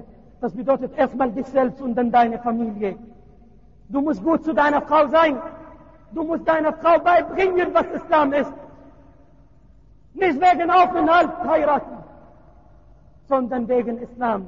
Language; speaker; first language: German; non-native, learner; Arabic